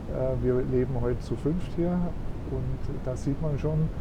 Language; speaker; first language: German; native; German